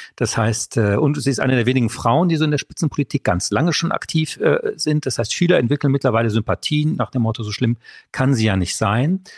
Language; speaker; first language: German; early bilingual, other home language; French